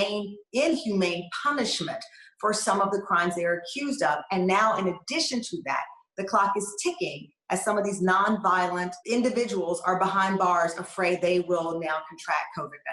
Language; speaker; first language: English; native; English